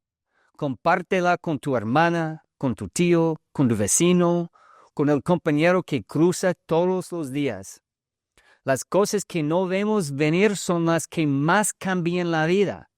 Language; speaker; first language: Spanish; early bilingual, heritage; English